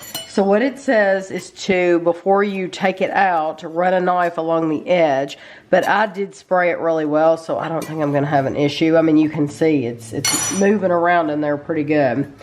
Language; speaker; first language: English; native; English